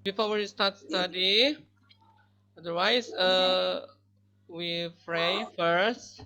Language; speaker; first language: English; non-native, learner; Indonesian